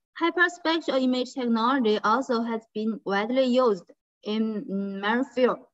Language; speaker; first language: English; non-native, fluent; Chinese